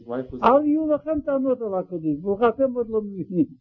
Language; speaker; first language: Hebrew; non-native, learner; Russian